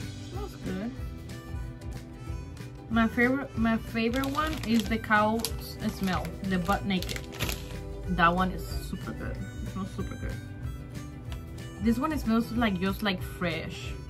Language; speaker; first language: English; early bilingual, other home language; Spanish